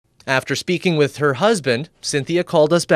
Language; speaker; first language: English; native; English